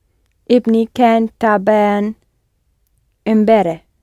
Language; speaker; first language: Arabic; non-native, learner; English